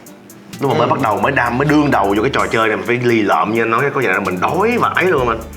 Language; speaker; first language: Vietnamese; native; Vietnamese